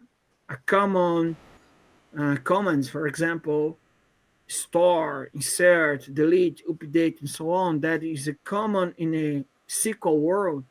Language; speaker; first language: English; non-native, fluent; Portuguese